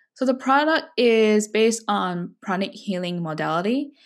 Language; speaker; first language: English; non-native, local second language; Chinese